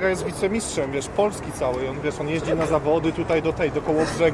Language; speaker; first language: Polish; native; Polish